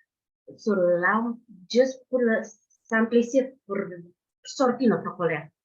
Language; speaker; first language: French; non-native, fluent; Indonesian